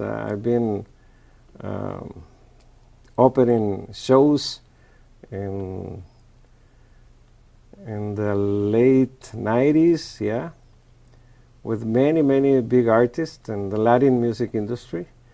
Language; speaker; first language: English; non-native, fluent; Spanish